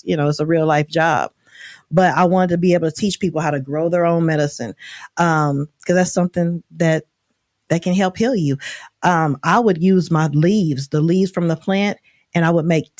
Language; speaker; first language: English; native; English